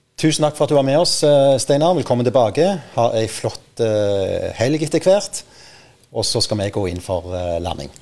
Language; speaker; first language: Norwegian; native; Norwegian